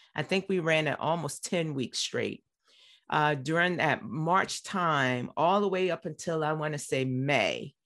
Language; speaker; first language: English; native; English